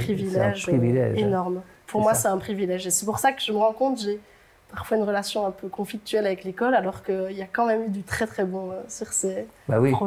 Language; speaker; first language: French; native; French